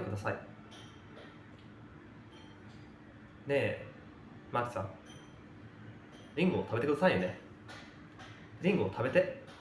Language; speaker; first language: Japanese; non-native, fluent; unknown